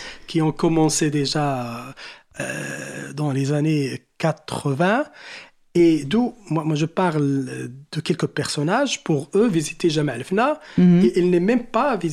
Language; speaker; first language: French; non-native, local second language; Arabic